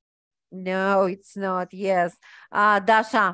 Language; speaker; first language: English; non-native, fluent; Ukrainian